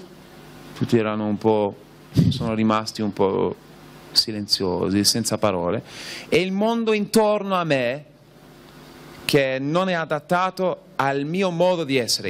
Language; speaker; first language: Italian; non-native, fluent; English